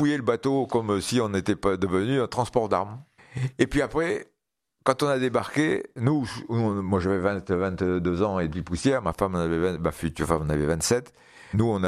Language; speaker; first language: French; native; French